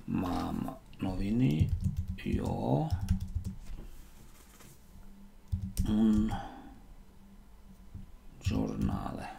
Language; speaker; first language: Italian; non-native, learner; Slovak